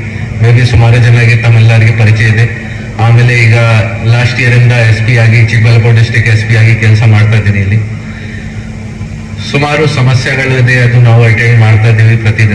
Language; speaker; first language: Kannada; non-native, local second language; Hindi